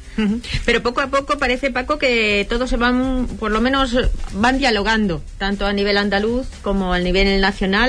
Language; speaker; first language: Spanish; native; Spanish